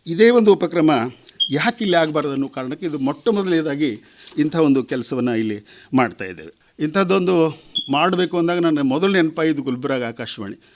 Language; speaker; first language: Kannada; native; Kannada